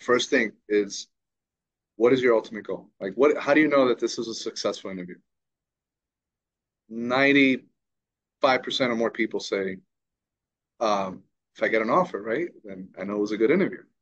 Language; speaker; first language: English; early bilingual, other home language; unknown